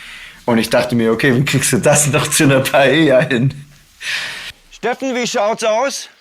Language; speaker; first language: German; native; German